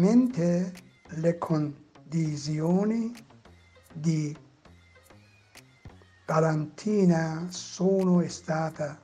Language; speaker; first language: Italian; non-native, learner; Persian